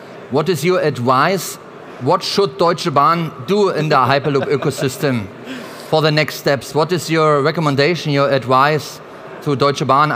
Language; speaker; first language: English; non-native, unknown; German